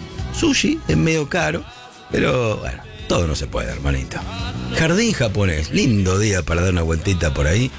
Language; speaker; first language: Spanish; native; Spanish